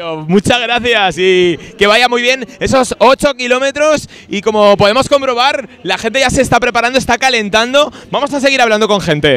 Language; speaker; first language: Spanish; native; Spanish